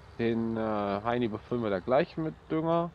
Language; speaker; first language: German; native; German